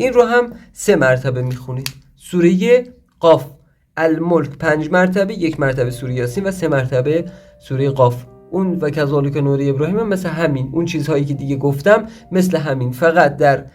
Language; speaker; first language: Persian; native; Persian